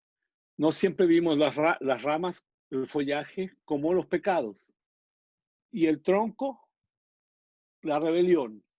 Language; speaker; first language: Portuguese; non-native, learner; Spanish